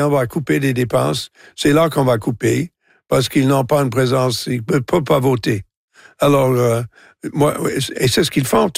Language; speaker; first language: French; non-native, local second language; English